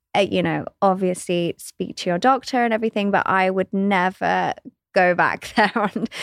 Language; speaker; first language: English; native; English